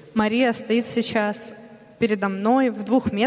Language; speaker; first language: Russian; native; Russian